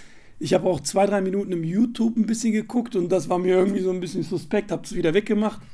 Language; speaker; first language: German; native; German